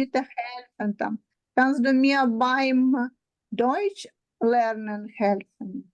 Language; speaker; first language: German; non-native, learner; Ukrainian